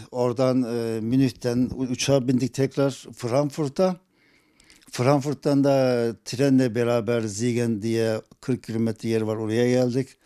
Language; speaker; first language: Turkish; native; Turkish